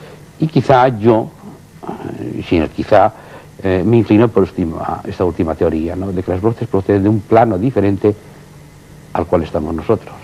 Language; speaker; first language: Spanish; native; Spanish